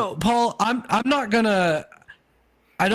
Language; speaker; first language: English; native; English